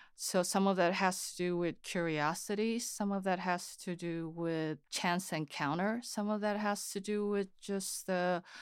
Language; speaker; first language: English; non-native, fluent; Korean